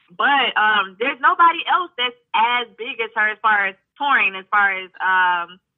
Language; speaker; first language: English; native; English